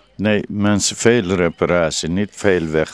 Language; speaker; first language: Dutch; non-native, learner; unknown